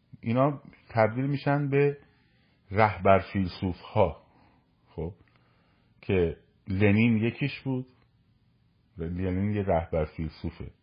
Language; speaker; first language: Persian; native; Persian